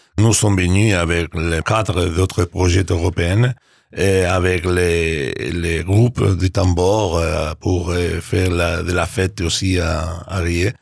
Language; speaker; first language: French; non-native, learner; Spanish